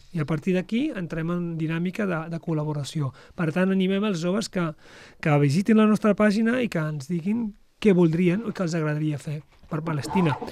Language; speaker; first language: Catalan; non-native, fluent; Arabic